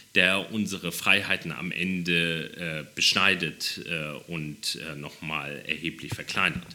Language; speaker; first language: German; native; German